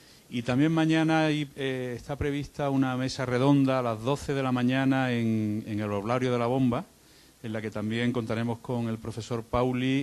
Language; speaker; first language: Spanish; native; Spanish